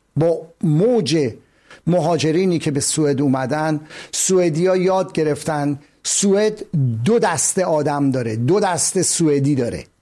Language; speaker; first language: Persian; native; Persian